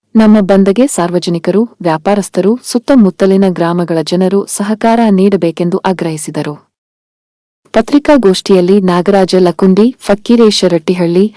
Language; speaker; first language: Kannada; native; Kannada